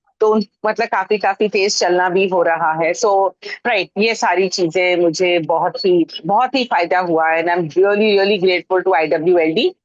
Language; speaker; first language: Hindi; native; Hindi